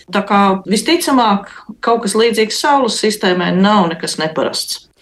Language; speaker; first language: Latvian; native; Latvian